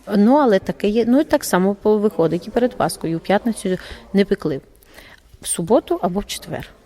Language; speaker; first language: Ukrainian; native; Ukrainian